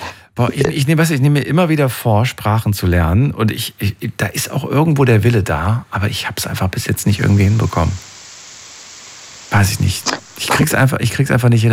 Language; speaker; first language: German; native; German